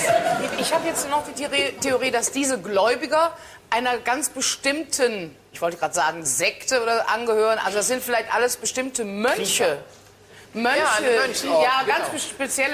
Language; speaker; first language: German; native; German